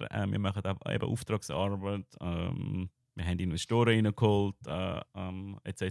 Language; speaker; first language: German; native; German